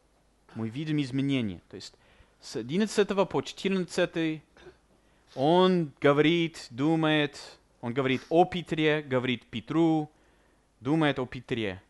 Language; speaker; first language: Russian; non-native, fluent; English